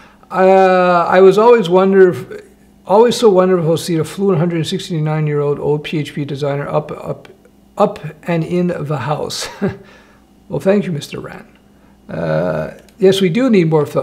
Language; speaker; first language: English; native; English